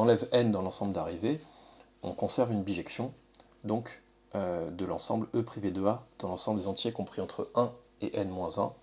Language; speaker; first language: French; native; French